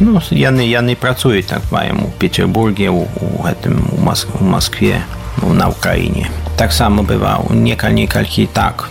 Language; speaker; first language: Russian; non-native, learner; Polish